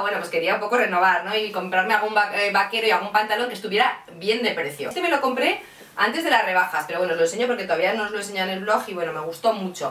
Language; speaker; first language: Spanish; native; Spanish